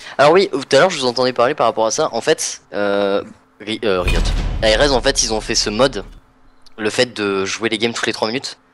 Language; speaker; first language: French; native; French